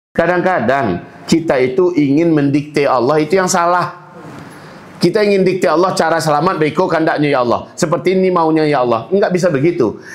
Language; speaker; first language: Malay; non-native, local second language; Minangkabau